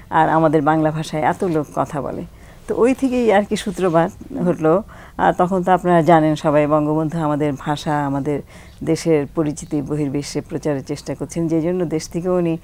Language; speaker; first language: Bangla; native; Bangla